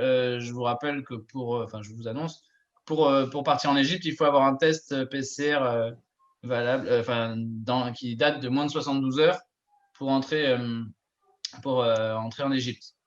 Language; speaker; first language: French; native; French